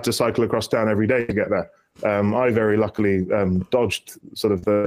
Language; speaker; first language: English; native; English